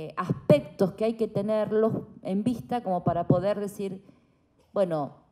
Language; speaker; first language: Spanish; native; Spanish